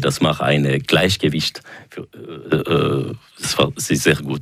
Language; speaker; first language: German; non-native, local second language; French